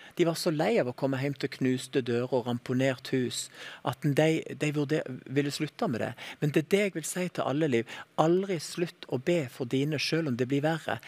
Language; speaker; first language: Norwegian; native; Norwegian